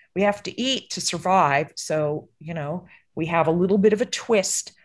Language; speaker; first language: English; native; English